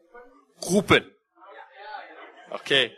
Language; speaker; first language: German; non-native, fluent; English